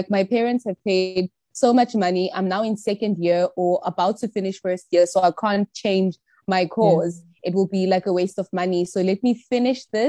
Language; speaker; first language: English; non-native, local second language; Tsonga